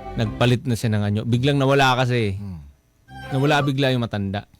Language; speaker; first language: Filipino; non-native, local second language; Cebuano